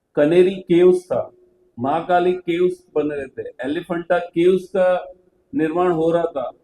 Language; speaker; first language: Hindi; non-native, local second language; Marathi